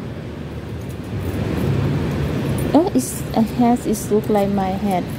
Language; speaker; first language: English; non-native, learner; Thai